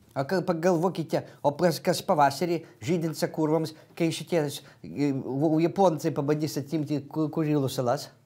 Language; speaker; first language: Lithuanian; native; Lithuanian